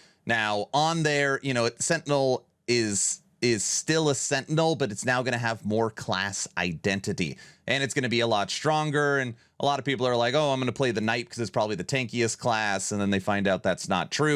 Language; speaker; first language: English; native; English